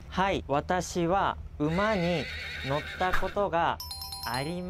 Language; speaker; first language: Japanese; non-native, learner; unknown